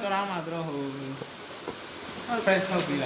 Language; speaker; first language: Burmese; native; Burmese